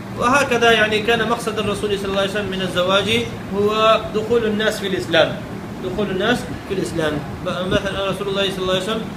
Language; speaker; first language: Arabic; non-native, fluent; Urdu